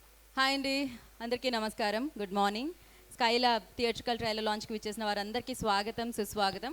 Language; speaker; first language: Telugu; native; Telugu